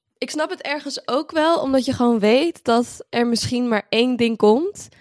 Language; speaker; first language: Dutch; native; Dutch